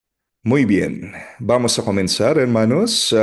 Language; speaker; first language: Spanish; non-native, fluent; Filipino